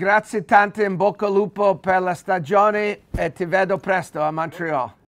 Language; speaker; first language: Italian; non-native, learner; English